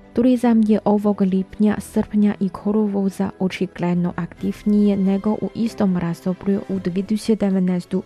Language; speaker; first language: Croatian; non-native, fluent; Chinese